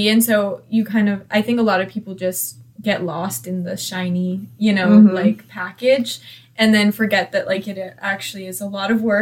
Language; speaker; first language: English; native; English